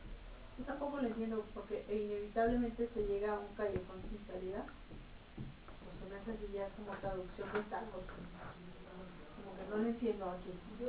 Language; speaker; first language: Spanish; native; Spanish